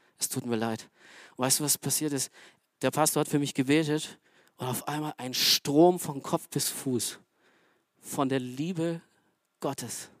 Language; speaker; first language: German; early bilingual, other home language; Romanian